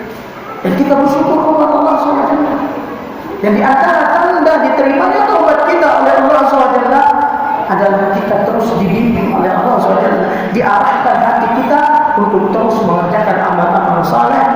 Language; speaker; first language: Indonesian; native; Indonesian